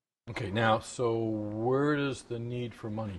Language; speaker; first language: English; native; English